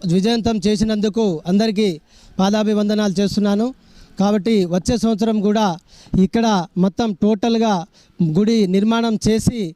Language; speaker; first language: Telugu; non-native, local second language; Lambadi